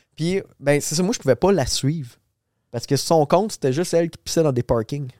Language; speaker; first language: French; native; French